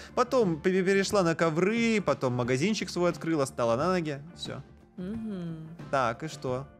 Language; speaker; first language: Russian; native; Russian